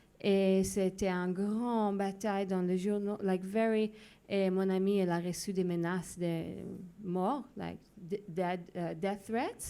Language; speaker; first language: French; non-native, fluent; Hebrew